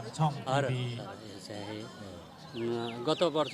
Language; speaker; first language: Hindi; non-native, learner; Nepali